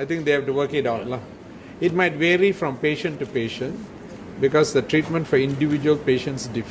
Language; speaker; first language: English; non-native, local second language; Malay